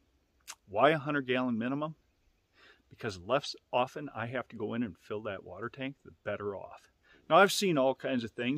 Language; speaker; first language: English; native; English